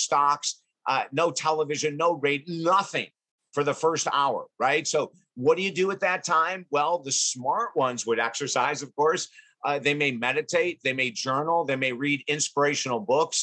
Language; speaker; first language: English; native; English